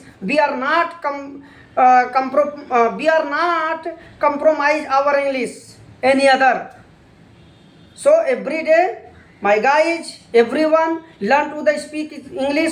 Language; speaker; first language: English; non-native, learner; Hindi